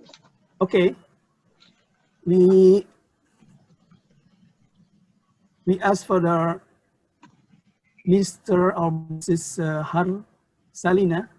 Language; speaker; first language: English; non-native, learner; Indonesian